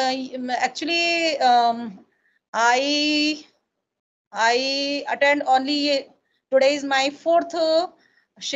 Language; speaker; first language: English; non-native, learner; Hindi